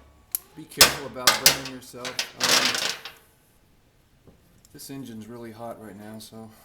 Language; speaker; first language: English; native; English